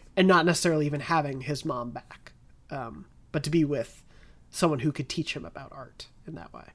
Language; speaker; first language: English; native; English